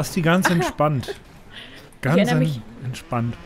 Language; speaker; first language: German; native; German